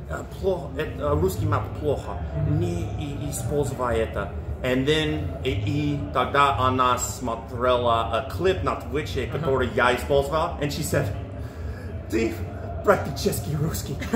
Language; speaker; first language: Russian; non-native, learner; English